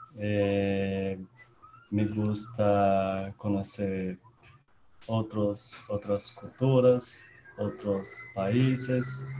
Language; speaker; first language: Spanish; non-native, learner; Portuguese